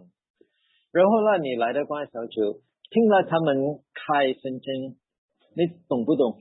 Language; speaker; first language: Chinese; early bilingual, heritage; Chinese